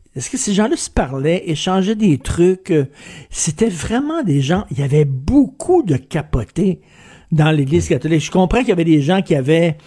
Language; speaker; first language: French; native; French